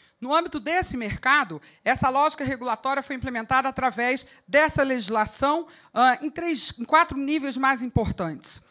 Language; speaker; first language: Portuguese; native; Portuguese